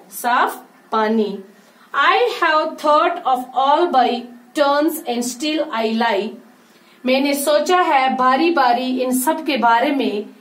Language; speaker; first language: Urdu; non-native, local second language; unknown